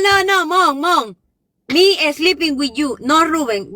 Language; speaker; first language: English; non-native, learner; Spanish